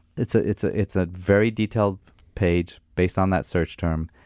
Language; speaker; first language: English; non-native, fluent; Armenian